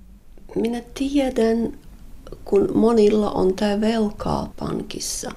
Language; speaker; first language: Finnish; non-native, learner; Latvian